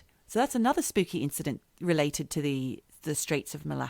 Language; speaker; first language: English; native; English